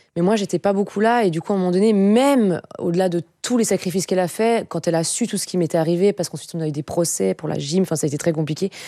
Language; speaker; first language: French; native; French